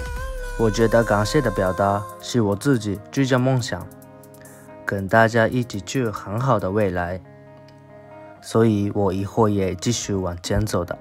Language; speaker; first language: Chinese; non-native, fluent; Japanese